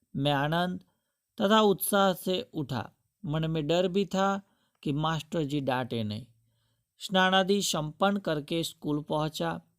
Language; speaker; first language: Hindi; non-native, local second language; Gujarati